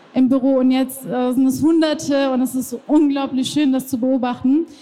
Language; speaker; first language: German; non-native, fluent; Persian